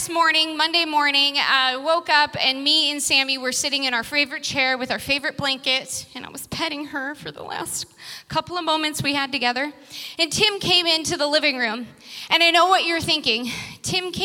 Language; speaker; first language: English; native; English